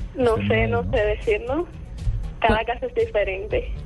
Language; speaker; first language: Spanish; native; Spanish